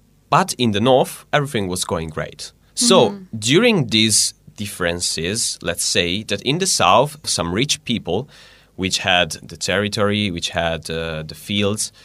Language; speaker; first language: English; non-native, fluent; Italian